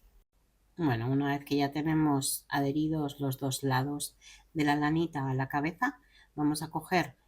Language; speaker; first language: Spanish; native; Spanish